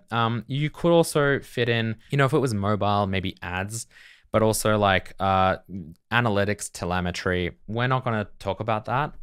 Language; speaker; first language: English; native; English